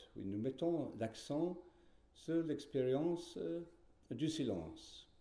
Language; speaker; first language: French; non-native, fluent; English